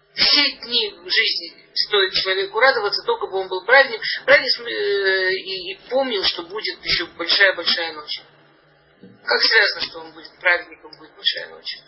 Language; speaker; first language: Russian; early bilingual, heritage; Russian